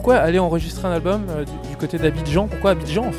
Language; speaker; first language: French; native; French